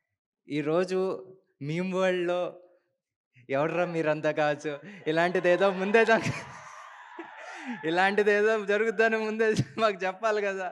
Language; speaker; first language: Telugu; native; Telugu